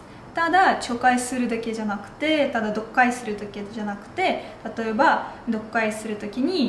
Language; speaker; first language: Japanese; non-native, fluent; Russian